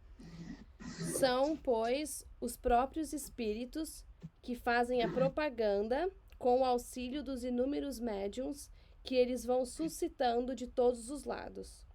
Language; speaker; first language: Portuguese; native; Portuguese